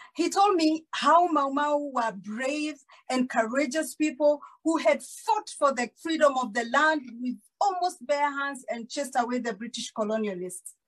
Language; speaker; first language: English; non-native, local second language; Kikuyu